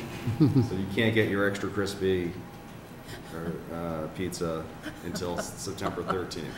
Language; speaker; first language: English; native; English